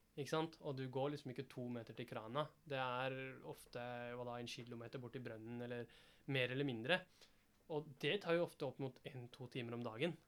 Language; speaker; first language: Norwegian; early bilingual, other home language; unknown